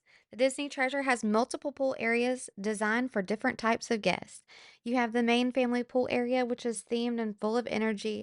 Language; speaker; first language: English; native; English